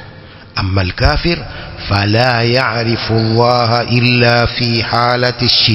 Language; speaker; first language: Arabic; non-native, fluent; Swahili